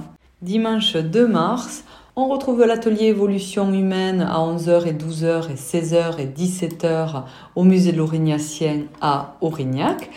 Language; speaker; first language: French; native; French